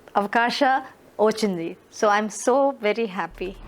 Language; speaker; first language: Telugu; non-native, learner; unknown